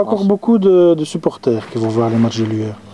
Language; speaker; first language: French; native; French